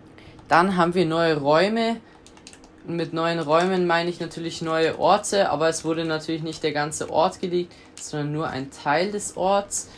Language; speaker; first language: German; native; German